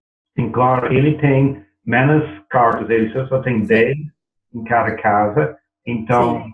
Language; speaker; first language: Portuguese; non-native, learner; English